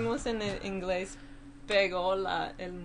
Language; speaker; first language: Spanish; non-native, learner; English